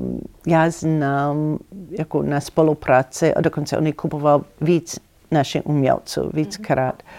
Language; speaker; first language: Czech; non-native, fluent; English